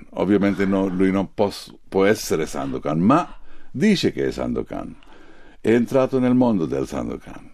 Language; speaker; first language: Italian; non-native, fluent; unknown